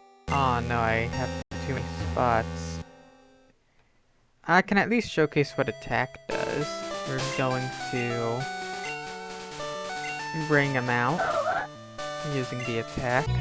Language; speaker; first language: English; native; English